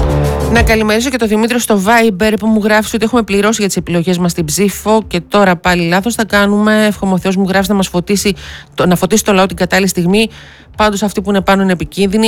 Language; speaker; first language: Greek; native; Greek